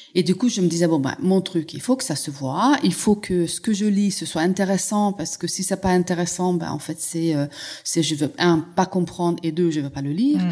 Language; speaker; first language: French; non-native, fluent; Hungarian